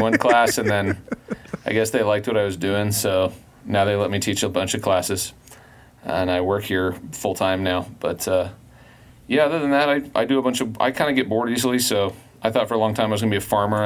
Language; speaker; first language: English; native; English